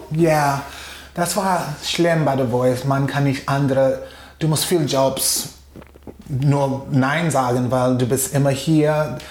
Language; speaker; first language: German; non-native, fluent; English